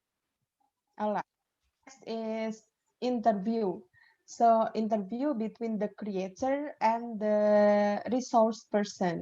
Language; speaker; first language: English; non-native, fluent; Indonesian